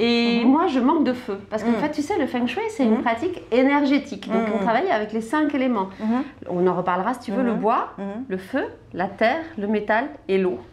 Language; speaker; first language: French; native; French